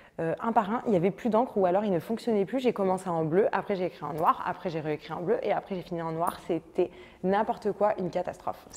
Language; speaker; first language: French; native; French